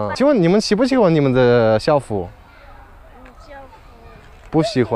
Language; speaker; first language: Chinese; non-native, fluent; Russian